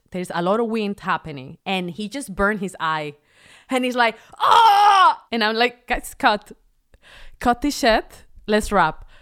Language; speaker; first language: English; non-native, fluent; Spanish